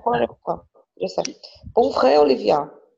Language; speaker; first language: French; non-native, learner; Portuguese